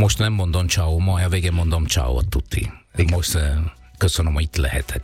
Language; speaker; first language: Hungarian; non-native, learner; Italian